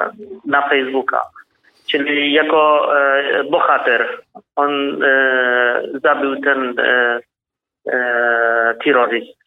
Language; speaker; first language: Polish; non-native, learner; Kurdish